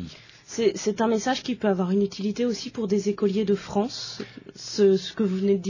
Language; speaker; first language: French; native; French